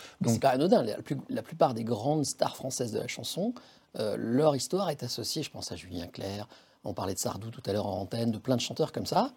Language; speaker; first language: French; native; French